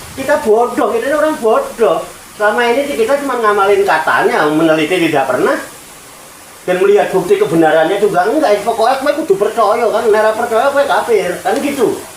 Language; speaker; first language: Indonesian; non-native, local second language; Javanese